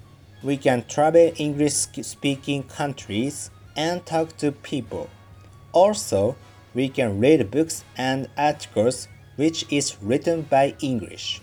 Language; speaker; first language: English; non-native, learner; Japanese